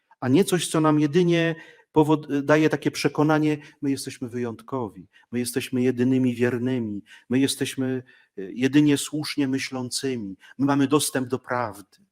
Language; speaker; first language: Polish; native; Polish